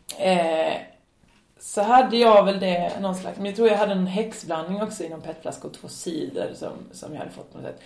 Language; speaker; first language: Swedish; native; Swedish